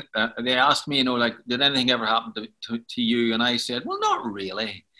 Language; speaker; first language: English; native; English